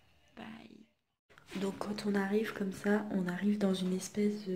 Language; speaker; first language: French; native; French